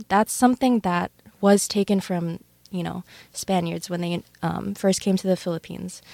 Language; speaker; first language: English; native; English